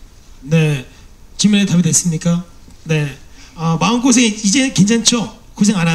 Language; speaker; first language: Korean; native; Korean